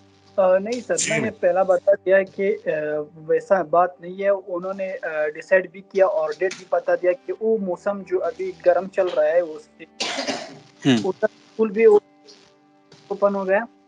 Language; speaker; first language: Hindi; non-native, fluent; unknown